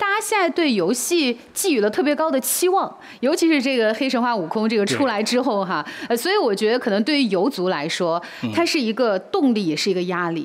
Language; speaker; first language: Chinese; native; Chinese